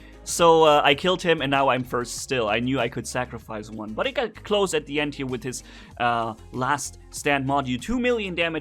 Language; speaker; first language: English; non-native, fluent; German